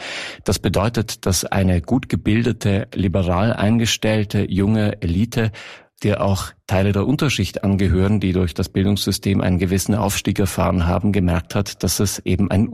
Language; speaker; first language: German; native; German